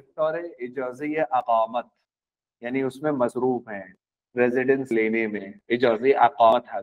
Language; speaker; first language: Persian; non-native, fluent; Urdu